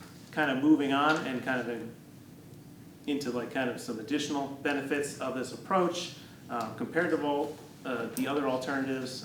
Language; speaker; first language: English; native; English